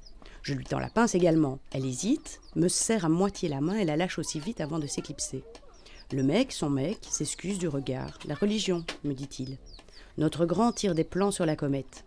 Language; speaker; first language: French; native; French